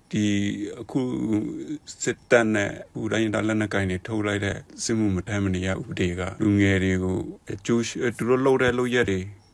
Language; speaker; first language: Burmese; non-native, local second language; Shan